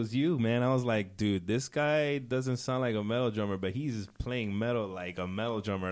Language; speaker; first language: English; native; English